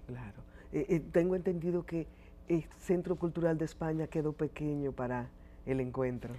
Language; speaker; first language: Spanish; native; Spanish